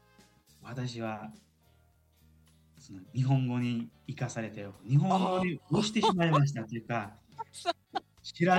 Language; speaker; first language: Japanese; non-native, fluent; Uzbek